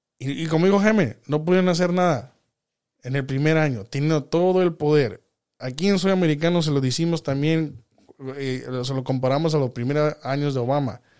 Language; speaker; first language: Spanish; early bilingual, heritage; Spanish